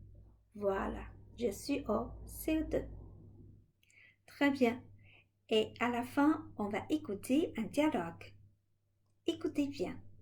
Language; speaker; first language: French; non-native, fluent; Chinese